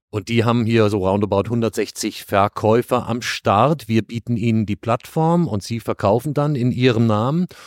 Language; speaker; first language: German; native; German